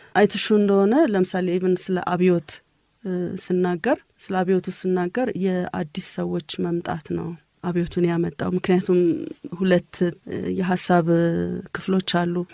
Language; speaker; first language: Amharic; native; Amharic